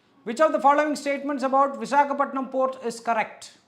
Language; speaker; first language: English; non-native, local second language; Tamil